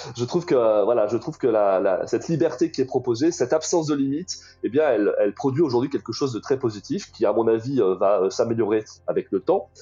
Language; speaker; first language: French; native; French